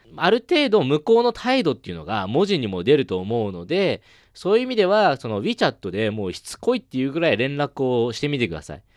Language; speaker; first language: Japanese; non-native, fluent; Chinese